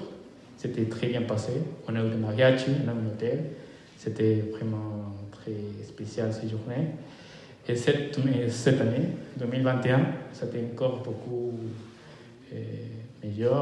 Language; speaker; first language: French; non-native, fluent; Spanish